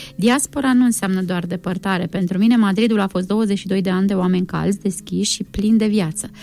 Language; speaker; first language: Romanian; native; Romanian